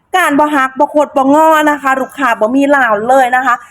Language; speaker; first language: Thai; native; Thai